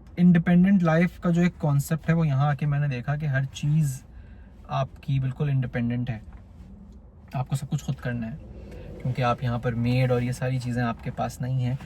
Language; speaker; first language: Urdu; native; Urdu